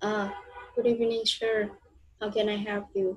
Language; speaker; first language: English; non-native, fluent; Vietnamese